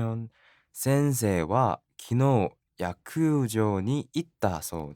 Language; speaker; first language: Japanese; non-native, learner; Korean